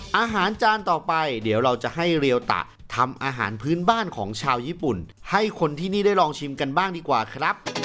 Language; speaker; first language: Thai; native; Thai